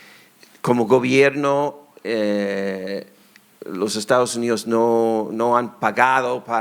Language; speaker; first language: Spanish; non-native, fluent; English